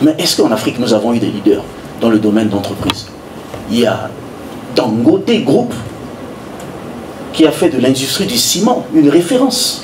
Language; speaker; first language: French; non-native, local second language; Sango